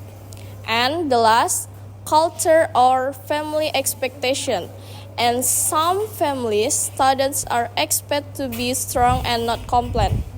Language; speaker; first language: English; non-native, learner; Indonesian